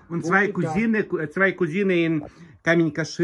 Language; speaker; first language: German; non-native, learner; Russian